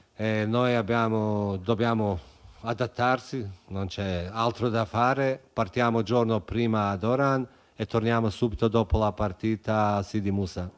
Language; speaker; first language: Italian; non-native, fluent; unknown